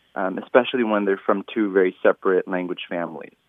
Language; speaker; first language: English; native; English